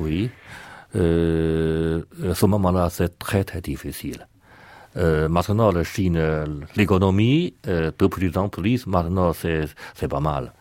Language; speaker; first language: French; non-native, learner; Chinese